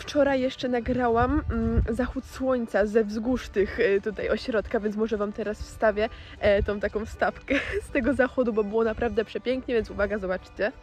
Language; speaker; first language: Polish; native; Polish